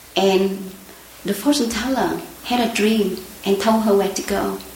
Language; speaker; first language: English; non-native, fluent; Vietnamese